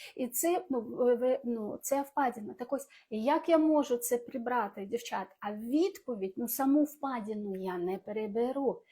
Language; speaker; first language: Ukrainian; non-native, local second language; Russian